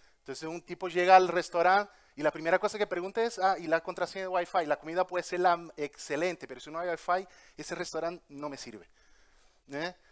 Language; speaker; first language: Spanish; early bilingual, heritage; Portuguese